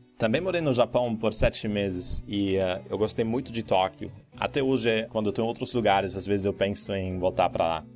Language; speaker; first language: Portuguese; non-native, fluent; German